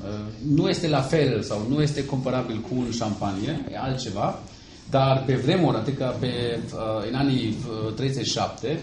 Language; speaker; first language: Romanian; non-native, fluent; German